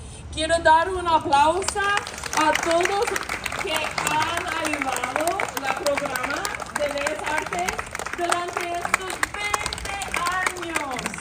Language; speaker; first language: Spanish; non-native, learner; English